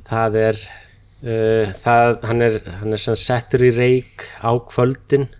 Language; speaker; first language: Icelandic; non-native, fluent; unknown